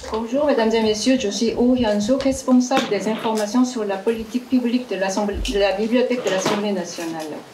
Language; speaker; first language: French; non-native, fluent; Korean